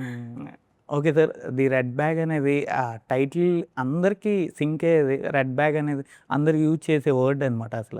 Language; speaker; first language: Telugu; native; Telugu